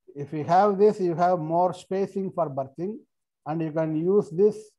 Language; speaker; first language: English; non-native, local second language; Tamil